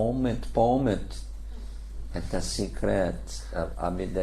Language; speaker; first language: Russian; non-native, learner; English